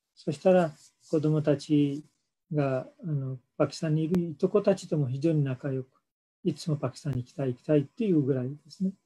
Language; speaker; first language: Japanese; non-native, fluent; Urdu